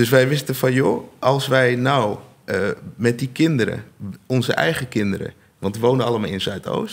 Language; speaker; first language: Dutch; native; Dutch